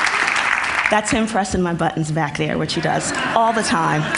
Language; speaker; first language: English; native; English